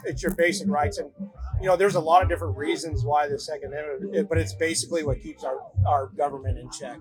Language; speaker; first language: English; native; English